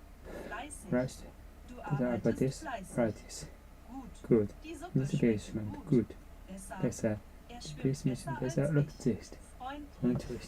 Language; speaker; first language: German; non-native, learner; Japanese